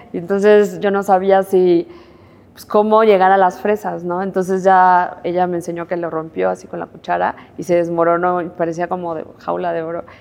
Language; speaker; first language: Spanish; native; Spanish